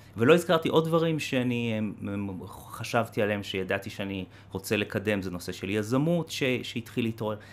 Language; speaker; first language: Hebrew; native; Hebrew